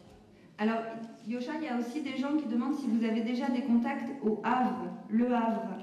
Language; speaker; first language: French; native; French